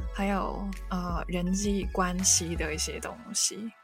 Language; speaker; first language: Chinese; non-native, local second language; Cantonese